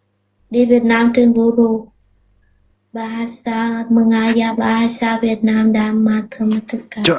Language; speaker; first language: Indonesian; non-native, learner; Vietnamese